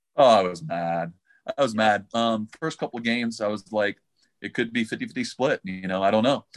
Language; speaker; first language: English; native; English